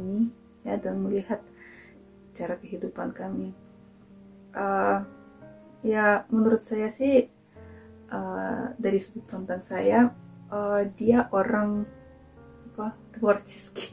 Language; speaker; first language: Indonesian; non-native, fluent; Russian